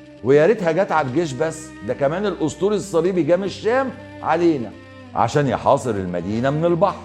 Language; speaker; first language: Arabic; native; Arabic